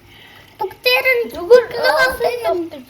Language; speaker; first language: Mongolian; early bilingual, heritage; Mongolian